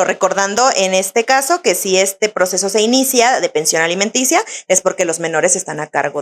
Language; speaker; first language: Spanish; native; Spanish